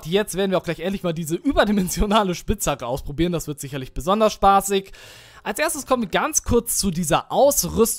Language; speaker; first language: German; native; German